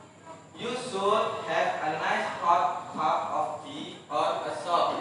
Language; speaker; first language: English; non-native, fluent; Indonesian